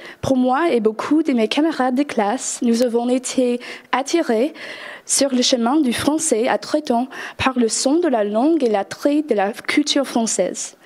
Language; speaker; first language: French; non-native, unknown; English